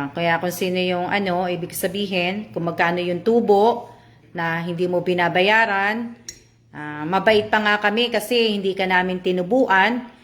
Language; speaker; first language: Filipino; native; Filipino